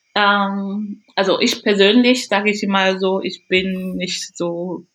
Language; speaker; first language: German; non-native, fluent; French